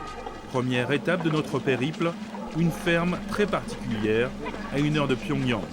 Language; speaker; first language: French; native; French